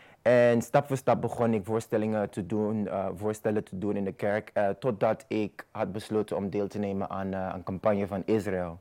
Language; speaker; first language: Dutch; non-native, fluent; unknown